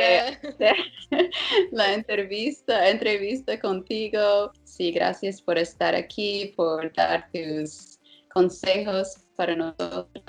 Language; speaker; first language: Spanish; non-native, fluent; English